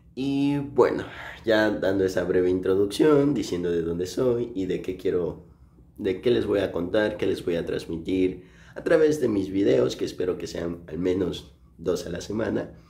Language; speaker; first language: Spanish; native; Spanish